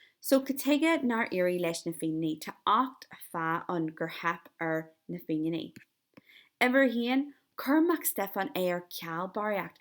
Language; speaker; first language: Irish; native; Irish